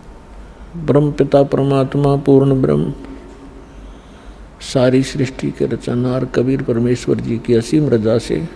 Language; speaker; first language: Hindi; native; Hindi